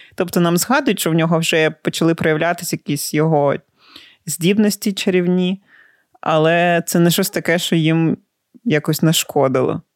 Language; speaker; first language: Ukrainian; native; Ukrainian